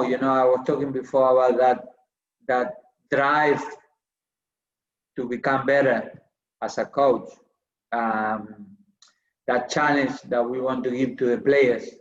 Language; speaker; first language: English; non-native, fluent; Spanish